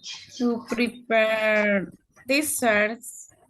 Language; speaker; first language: English; non-native, learner; Spanish